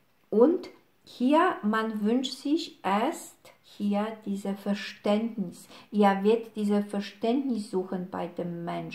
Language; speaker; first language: German; non-native, fluent; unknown